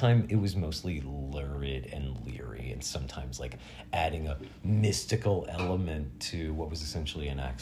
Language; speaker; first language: English; native; English